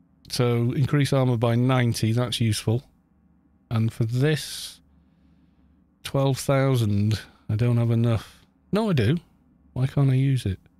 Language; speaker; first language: English; native; English